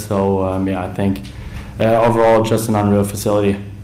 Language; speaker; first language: English; non-native, fluent; German